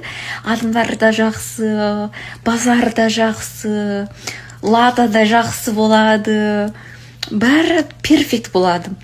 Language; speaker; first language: Kazakh; non-native, learner; English